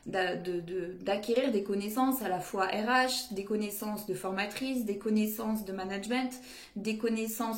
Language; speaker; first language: French; native; French